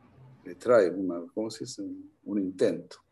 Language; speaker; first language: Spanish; non-native, learner; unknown